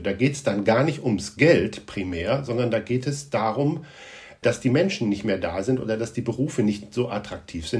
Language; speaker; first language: German; native; German